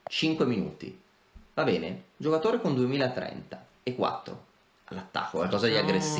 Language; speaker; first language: Italian; native; Italian